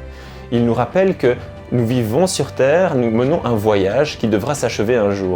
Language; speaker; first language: French; native; French